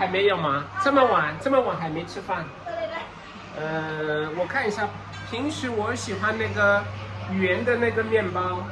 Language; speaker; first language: Chinese; non-native, fluent; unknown